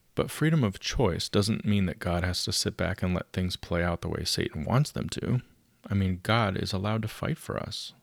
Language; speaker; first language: English; native; English